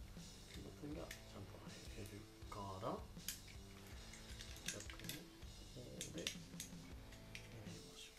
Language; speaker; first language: Japanese; non-native, learner; English